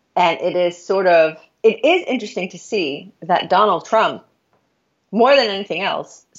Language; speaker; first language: English; non-native, fluent; Norwegian